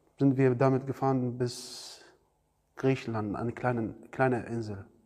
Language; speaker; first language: German; non-native, learner; Arabic